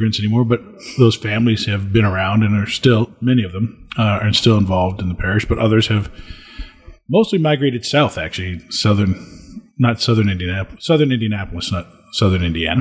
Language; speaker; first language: English; native; English